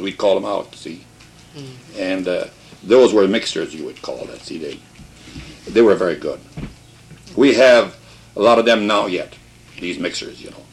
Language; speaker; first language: English; early bilingual, other home language; French